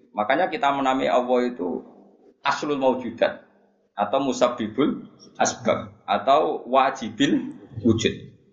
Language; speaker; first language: Indonesian; non-native, local second language; Javanese